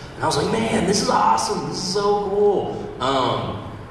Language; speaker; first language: English; native; English